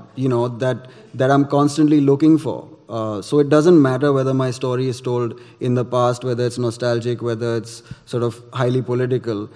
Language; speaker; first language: English; non-native, local second language; Gujarati